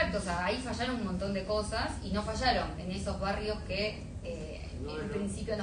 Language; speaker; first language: Spanish; native; Spanish